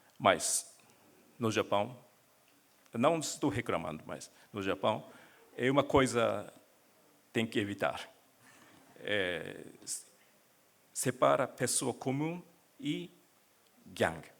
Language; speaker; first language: Portuguese; non-native, learner; Japanese